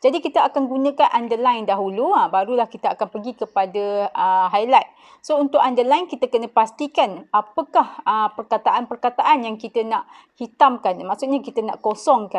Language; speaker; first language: Malay; native; Malay